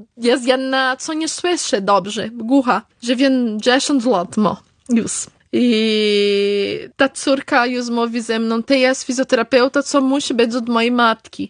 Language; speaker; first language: Polish; early bilingual, heritage; Polish